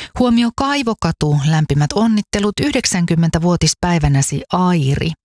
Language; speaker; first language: Finnish; native; Finnish